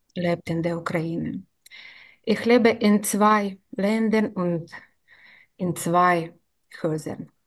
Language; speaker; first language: German; non-native, learner; Ukrainian